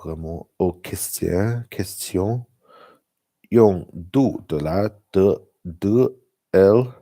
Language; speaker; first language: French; non-native, learner; English